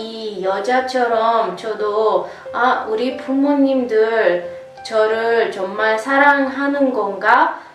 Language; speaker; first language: Korean; non-native, learner; Italian